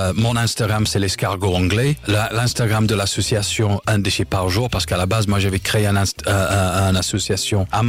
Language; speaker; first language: French; non-native, fluent; English